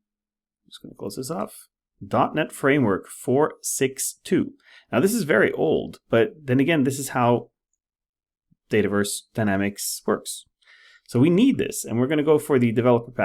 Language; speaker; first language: English; non-native, fluent; Norwegian